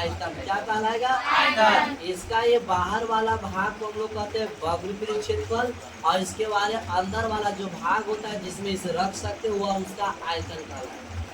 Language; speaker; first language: Hindi; native; Hindi